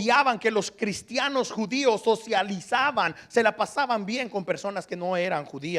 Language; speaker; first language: Spanish; early bilingual, heritage; Spanish